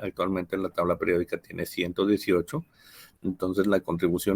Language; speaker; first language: Spanish; native; Spanish